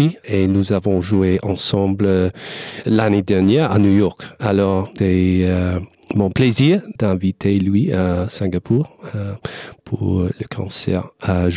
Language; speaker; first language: French; non-native, learner; English